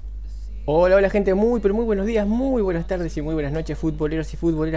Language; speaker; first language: Spanish; native; Spanish